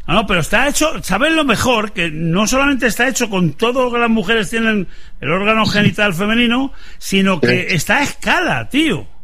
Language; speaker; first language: Spanish; native; Spanish